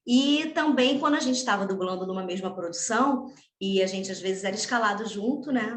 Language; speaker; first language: Portuguese; native; Portuguese